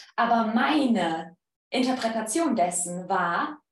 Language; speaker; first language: German; non-native, fluent; Polish